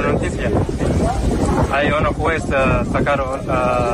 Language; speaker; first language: Spanish; non-native, learner; Arabic